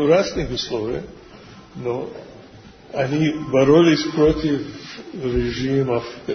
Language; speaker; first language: Russian; non-native, fluent; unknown